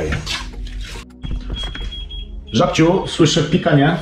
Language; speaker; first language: Polish; native; Polish